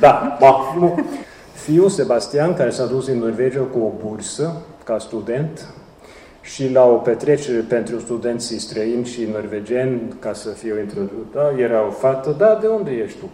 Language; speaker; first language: Romanian; non-native, fluent; Norwegian